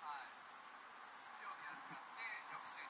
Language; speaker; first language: Japanese; native; Japanese